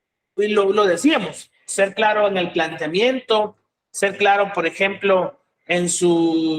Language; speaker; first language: Spanish; native; Spanish